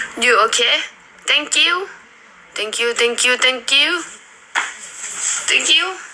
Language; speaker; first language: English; non-native, learner; Thai